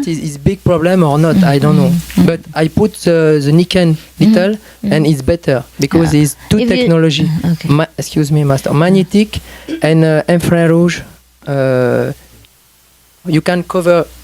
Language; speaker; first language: English; non-native, learner; French